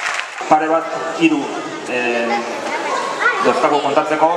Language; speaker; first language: Basque; native; Basque